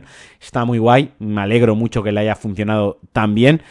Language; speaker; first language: Spanish; native; Spanish